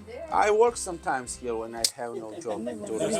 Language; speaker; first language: English; non-native, learner; Georgian